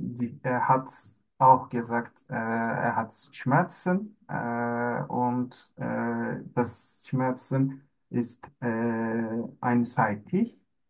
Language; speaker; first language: German; non-native, learner; Turkish